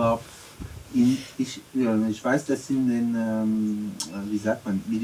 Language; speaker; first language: German; non-native, learner; French